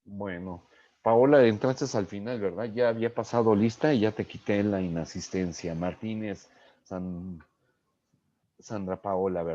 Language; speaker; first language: Spanish; native; Spanish